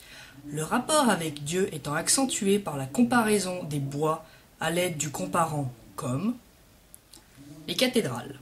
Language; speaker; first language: French; native; French